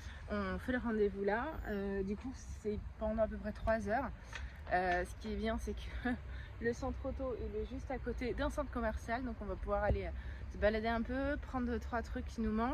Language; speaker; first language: French; native; French